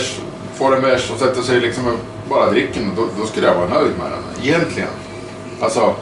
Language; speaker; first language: Swedish; native; Swedish